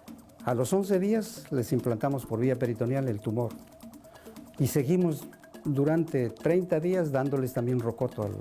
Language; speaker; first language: Spanish; native; Spanish